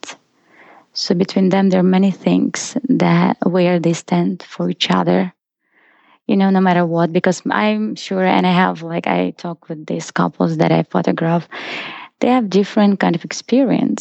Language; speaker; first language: English; non-native, fluent; Russian